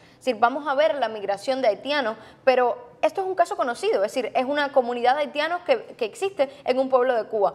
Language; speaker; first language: Spanish; native; Spanish